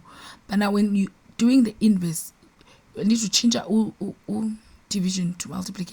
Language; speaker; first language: English; non-native, local second language; Xhosa